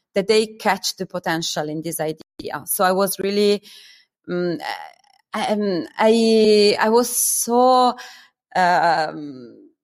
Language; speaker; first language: English; non-native, fluent; Italian